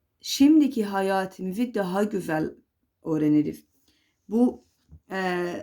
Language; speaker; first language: Turkish; non-native, fluent; Persian